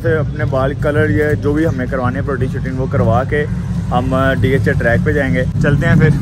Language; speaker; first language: Urdu; non-native, local second language; Punjabi